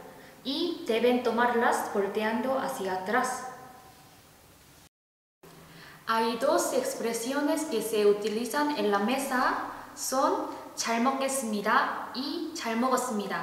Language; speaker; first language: Spanish; non-native, fluent; Korean